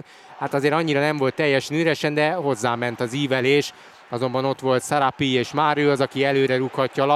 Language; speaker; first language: Hungarian; native; Hungarian